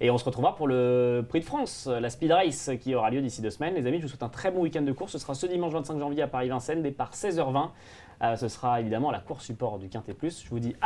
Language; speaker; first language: French; native; French